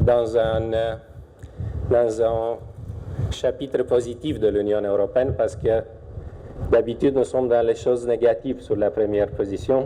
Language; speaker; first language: French; non-native, fluent; Romanian